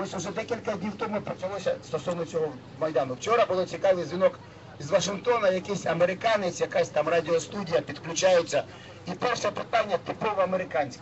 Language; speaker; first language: Ukrainian; native; Ukrainian